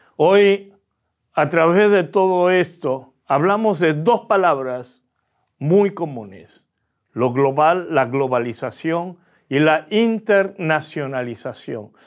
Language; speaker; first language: Spanish; early bilingual, other home language; Korean